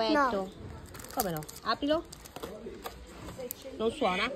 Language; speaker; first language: Italian; native; Italian